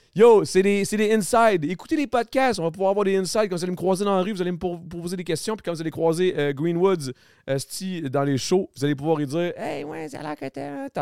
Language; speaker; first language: French; native; French